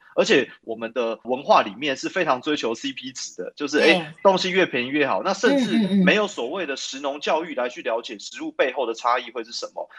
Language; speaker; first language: Chinese; native; Chinese